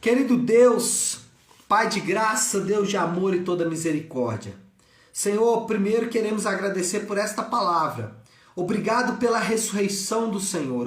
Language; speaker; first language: Portuguese; native; Portuguese